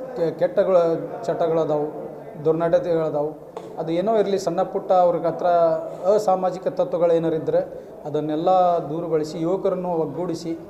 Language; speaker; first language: Kannada; non-native, local second language; Urdu